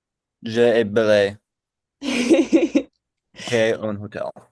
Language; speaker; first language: French; non-native, learner; English